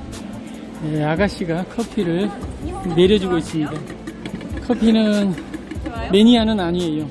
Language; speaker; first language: Korean; native; Korean